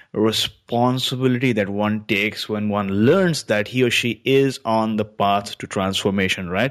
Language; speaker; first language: English; native; English